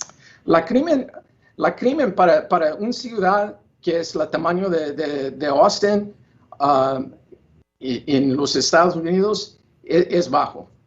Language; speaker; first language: Spanish; non-native, learner; English